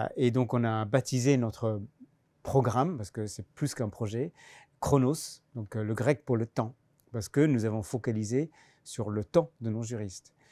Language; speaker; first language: French; non-native, fluent; English